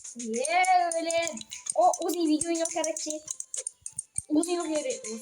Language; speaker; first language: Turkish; non-native, learner; Uzbek